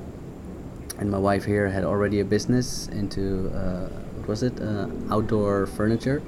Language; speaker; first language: English; non-native, fluent; Dutch